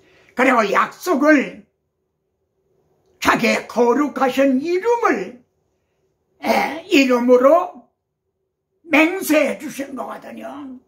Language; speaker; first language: Korean; native; Korean